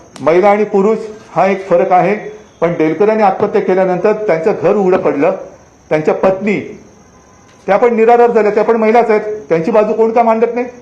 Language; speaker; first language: Marathi; native; Marathi